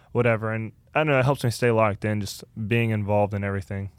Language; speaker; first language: English; early bilingual, other home language; Spanish